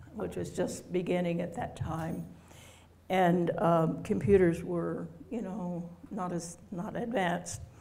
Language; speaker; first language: English; native; English